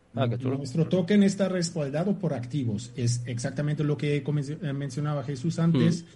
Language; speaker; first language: Spanish; non-native, fluent; German